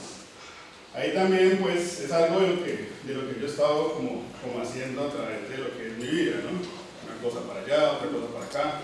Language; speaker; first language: Spanish; native; Spanish